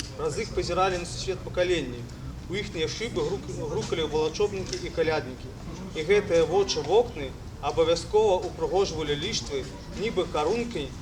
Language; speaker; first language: Belarusian; non-native, local second language; Russian